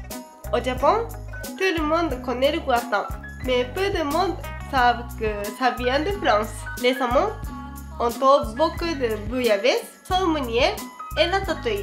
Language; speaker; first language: French; non-native, fluent; Japanese